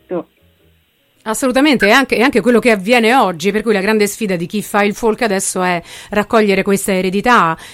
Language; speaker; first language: Italian; native; Italian